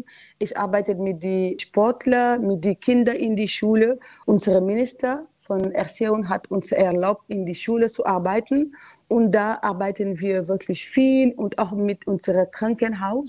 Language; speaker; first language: German; non-native, learner; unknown